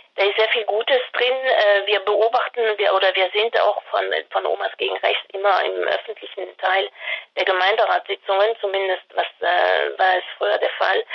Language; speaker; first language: German; non-native, fluent; French